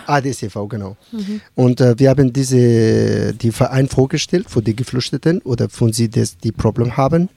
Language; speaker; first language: German; non-native, learner; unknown